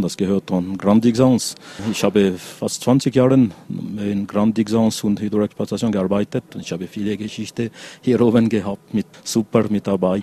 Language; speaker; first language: German; non-native, local second language; French